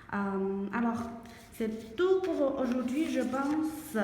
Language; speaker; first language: French; non-native, learner; Chinese